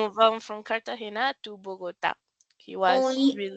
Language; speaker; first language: English; non-native, learner; Spanish